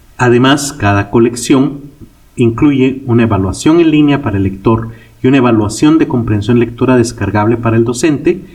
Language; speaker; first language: Spanish; native; Spanish